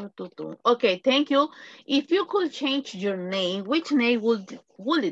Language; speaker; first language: English; non-native, fluent; Spanish